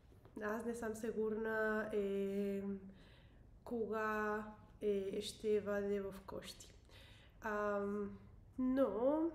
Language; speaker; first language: Bulgarian; non-native, learner; English